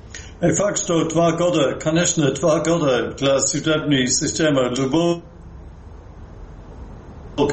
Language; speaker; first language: Russian; non-native, fluent; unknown